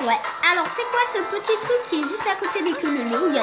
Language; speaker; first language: French; native; French